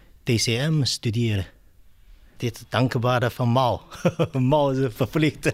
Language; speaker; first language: Dutch; non-native, learner; Chinese